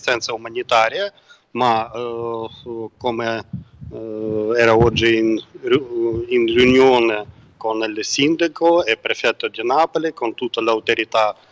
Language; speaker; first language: Italian; non-native, learner; Ukrainian